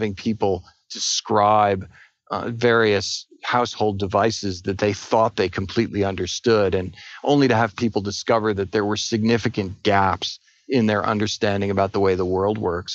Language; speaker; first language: English; native; English